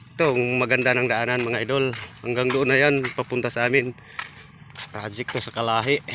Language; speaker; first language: Filipino; non-native, local second language; Cebuano